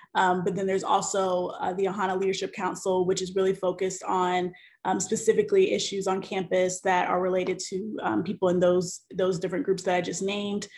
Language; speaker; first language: English; native; English